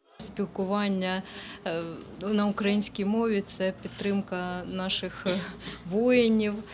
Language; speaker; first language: Ukrainian; non-native, local second language; Russian